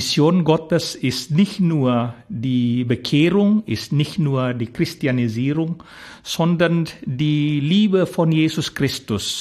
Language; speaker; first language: German; non-native, fluent; Indonesian